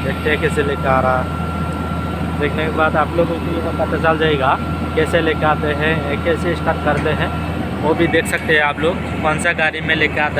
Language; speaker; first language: Hindi; non-native, local second language; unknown